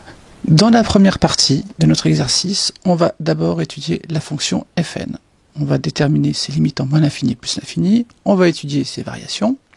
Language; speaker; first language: French; native; French